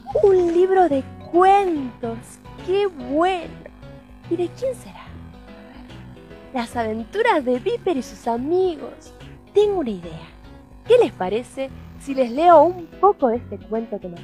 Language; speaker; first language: Spanish; native; Spanish